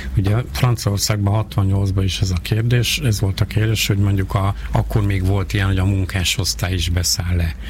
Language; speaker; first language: Hungarian; native; Hungarian